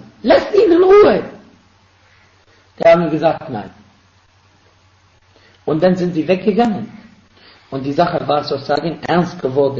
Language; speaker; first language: German; non-native, fluent; Arabic